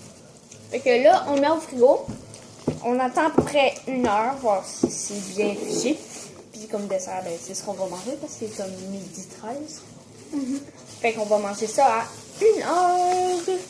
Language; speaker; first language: French; native; French